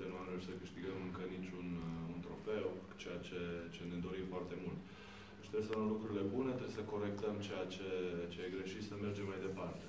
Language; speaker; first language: Romanian; native; Romanian